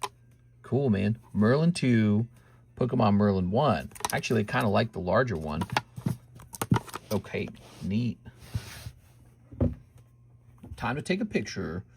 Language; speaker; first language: English; native; English